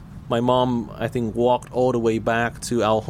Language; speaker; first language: English; non-native, fluent; Vietnamese